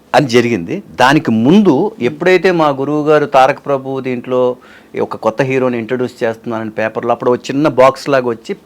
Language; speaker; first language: Telugu; native; Telugu